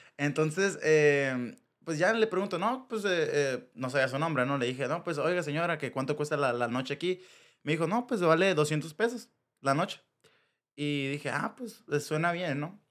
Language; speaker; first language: Spanish; native; Spanish